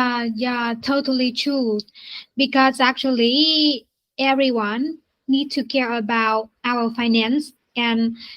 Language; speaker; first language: English; non-native, learner; Vietnamese